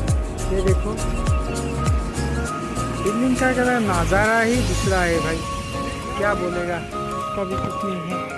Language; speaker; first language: Hindi; non-native, local second language; Assamese